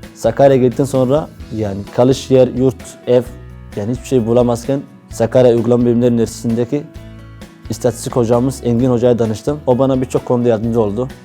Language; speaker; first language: Turkish; non-native, fluent; Somali